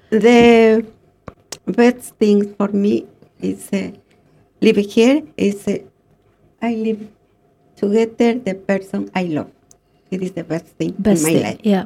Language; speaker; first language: English; non-native, learner; Spanish